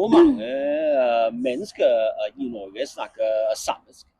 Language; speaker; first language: Norwegian; non-native, learner; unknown